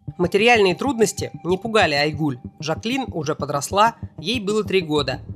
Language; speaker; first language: Russian; native; Russian